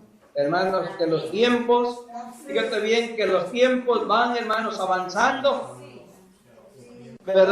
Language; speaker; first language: Spanish; native; Spanish